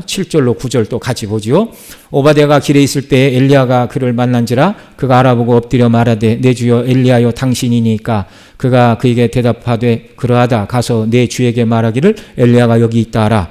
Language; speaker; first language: Korean; native; Korean